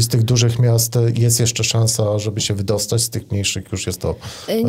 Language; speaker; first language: Polish; native; Polish